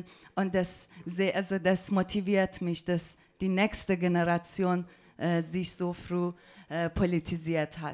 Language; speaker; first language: German; non-native, fluent; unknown